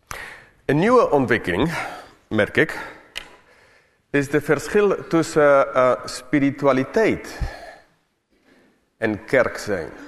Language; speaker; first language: Dutch; non-native, fluent; English